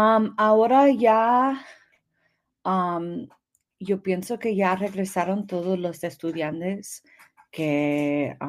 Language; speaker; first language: Spanish; early bilingual, heritage; English